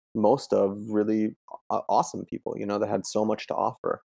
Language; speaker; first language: English; early bilingual, other home language; Italian